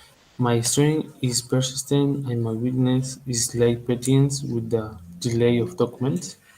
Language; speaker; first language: English; non-native, learner; Spanish